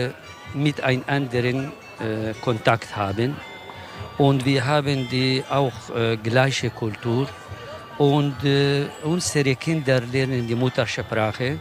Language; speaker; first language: German; non-native, learner; Kurdish